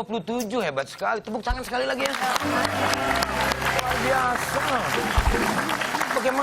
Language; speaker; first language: Indonesian; native; Indonesian